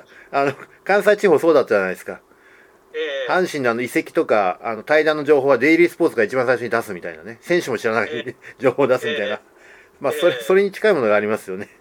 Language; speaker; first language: Japanese; native; Japanese